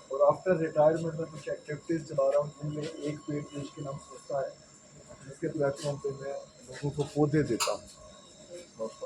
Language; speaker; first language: Hindi; non-native, local second language; Punjabi